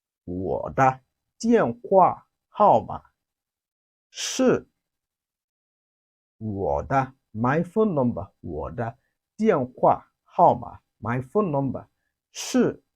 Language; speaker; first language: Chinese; non-native, fluent; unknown